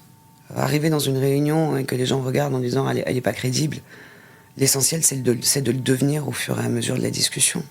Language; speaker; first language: French; native; French